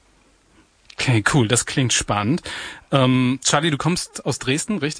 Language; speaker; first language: German; native; German